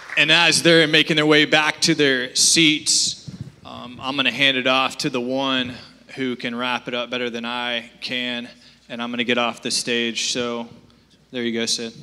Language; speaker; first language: English; native; English